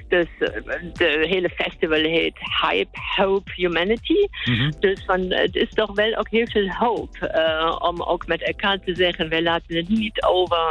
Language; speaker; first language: Dutch; non-native, fluent; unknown